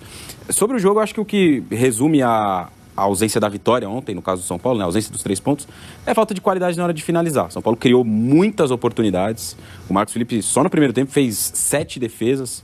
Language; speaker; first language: Portuguese; native; Portuguese